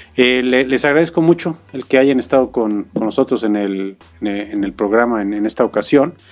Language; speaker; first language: Spanish; native; Spanish